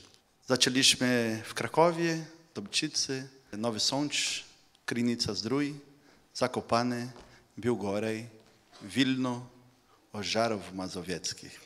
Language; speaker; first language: Polish; early bilingual, heritage; Polish